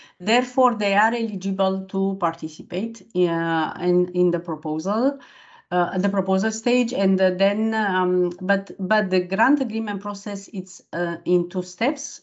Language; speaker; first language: English; non-native, fluent; Romanian